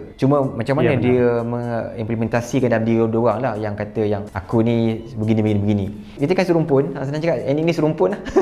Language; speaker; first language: Malay; native; Malay